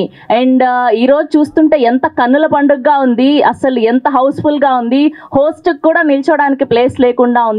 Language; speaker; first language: Telugu; native; Telugu